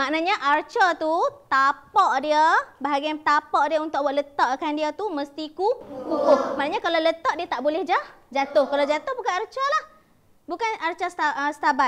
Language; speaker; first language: Malay; native; Malay